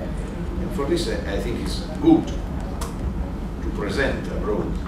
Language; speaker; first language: English; non-native, learner; Italian